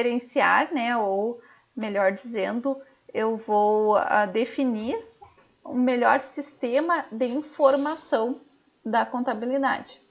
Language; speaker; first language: Portuguese; native; Portuguese